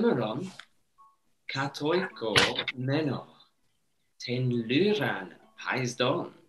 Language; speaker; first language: Greek; non-native, learner; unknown